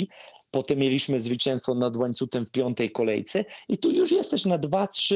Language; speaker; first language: Polish; non-native, fluent; Serbian